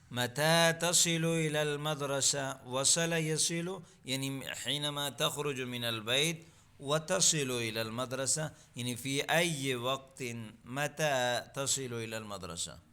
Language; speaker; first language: Arabic; non-native, fluent; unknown